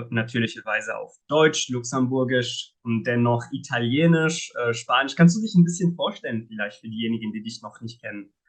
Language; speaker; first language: German; non-native, fluent; Arabic